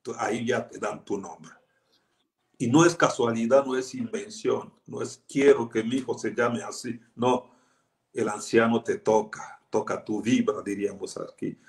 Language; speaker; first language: Spanish; non-native, fluent; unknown